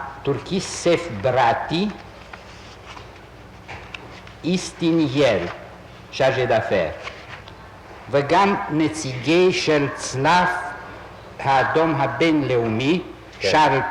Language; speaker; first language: Hebrew; non-native, fluent; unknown